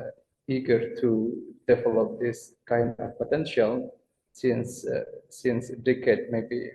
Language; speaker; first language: English; non-native, fluent; Banjar